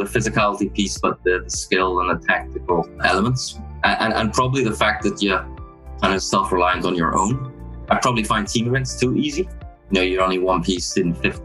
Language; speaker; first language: English; native; English